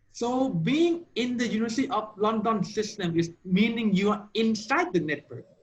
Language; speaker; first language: English; non-native, fluent; Thai